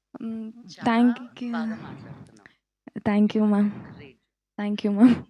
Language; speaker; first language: Telugu; non-native, learner; Tamil